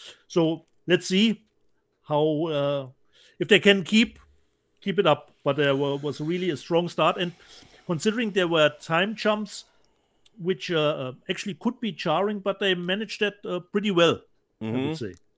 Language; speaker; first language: English; non-native, fluent; German